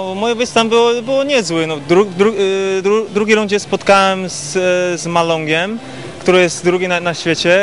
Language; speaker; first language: Polish; non-native, fluent; Chinese